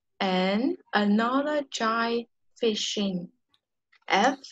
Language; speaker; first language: English; non-native, learner; Vietnamese